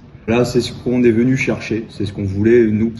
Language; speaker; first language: French; native; French